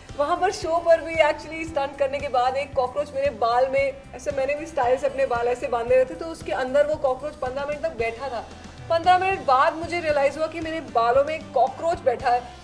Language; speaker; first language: Hindi; native; Hindi